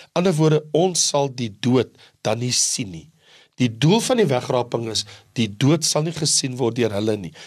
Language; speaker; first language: Afrikaans; native; Afrikaans